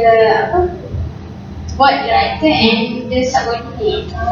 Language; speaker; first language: English; non-native, learner; Malay